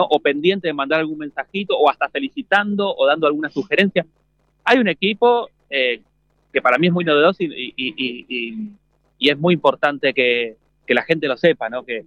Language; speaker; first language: Spanish; native; Spanish